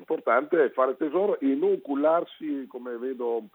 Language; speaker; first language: Italian; native; Italian